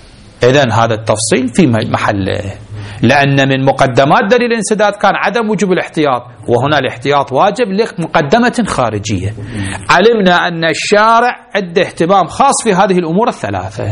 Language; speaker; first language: Arabic; native; Arabic